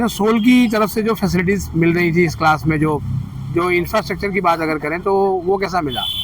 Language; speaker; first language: Hindi; native; Hindi